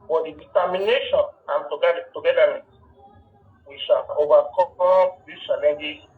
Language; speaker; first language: English; non-native, local second language; Yoruba